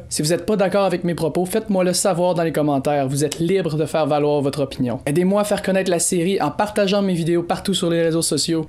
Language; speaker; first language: French; native; French